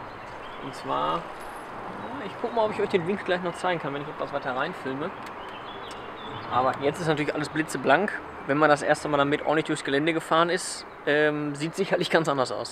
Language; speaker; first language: German; native; German